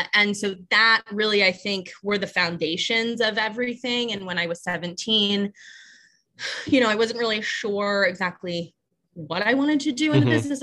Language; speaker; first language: English; native; English